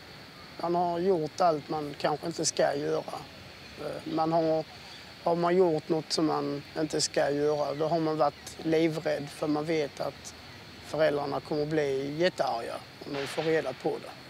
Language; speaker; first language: Swedish; early bilingual, other home language; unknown